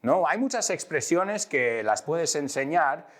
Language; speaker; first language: Spanish; non-native, fluent; English